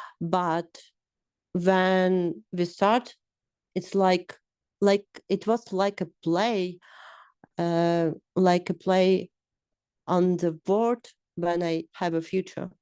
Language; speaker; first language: English; non-native, learner; Ukrainian